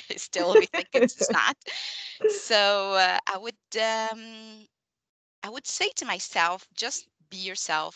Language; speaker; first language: English; non-native, fluent; Portuguese